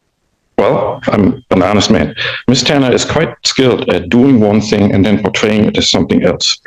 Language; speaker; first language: English; native; English